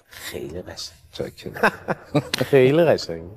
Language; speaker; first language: Persian; native; Persian